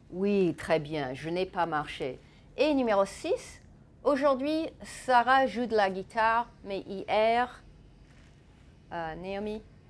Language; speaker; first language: French; non-native, fluent; English